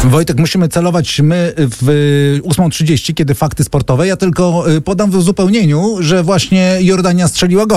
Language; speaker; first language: Polish; native; Polish